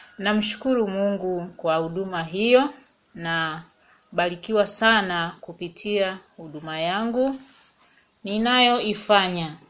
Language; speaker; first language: Swahili; native; Swahili